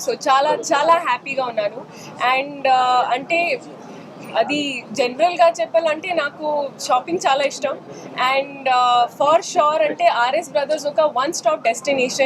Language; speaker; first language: Telugu; non-native, fluent; Hindi